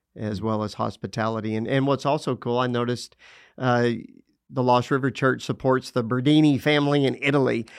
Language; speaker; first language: English; native; English